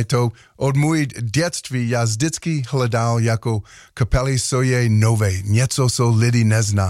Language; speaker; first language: Czech; non-native, learner; English